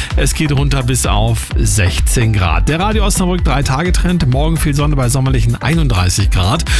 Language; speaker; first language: German; native; German